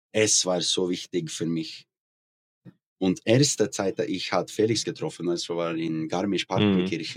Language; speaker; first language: German; non-native, learner; Norwegian